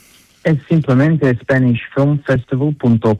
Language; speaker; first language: Spanish; non-native, learner; English